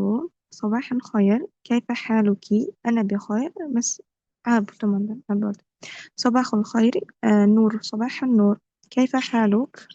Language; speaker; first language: Arabic; non-native, learner; Uzbek